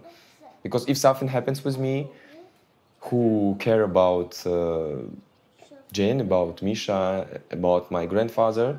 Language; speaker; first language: English; non-native, learner; Ukrainian